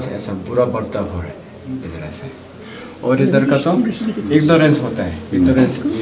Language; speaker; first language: Hindi; non-native, learner; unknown